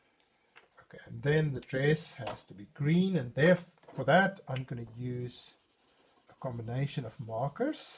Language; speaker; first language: English; non-native, fluent; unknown